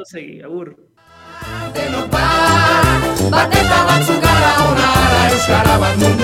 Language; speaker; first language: Basque; non-native, learner; Spanish